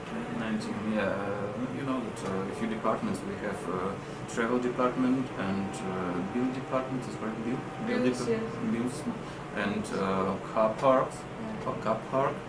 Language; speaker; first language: English; non-native, learner; Russian